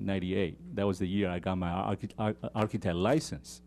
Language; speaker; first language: English; non-native, fluent; Chinese